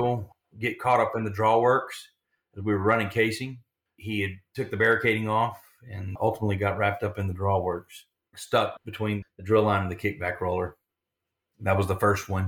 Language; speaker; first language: English; native; English